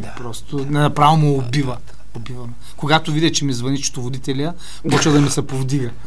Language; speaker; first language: Bulgarian; native; Bulgarian